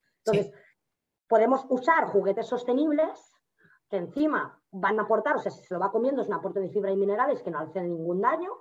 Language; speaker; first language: Spanish; native; Spanish